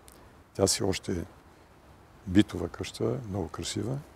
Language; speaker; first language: Bulgarian; early bilingual, heritage; Bulgarian